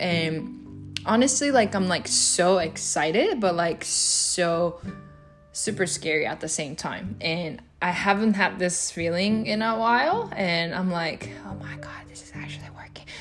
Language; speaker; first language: English; non-native, fluent; Japanese